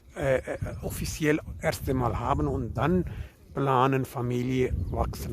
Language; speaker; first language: German; non-native, learner; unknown